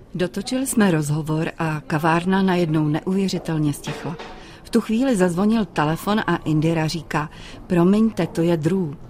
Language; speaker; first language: Czech; native; Czech